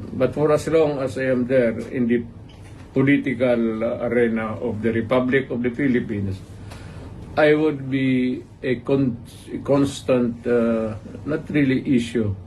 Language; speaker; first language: English; non-native, local second language; Cebuano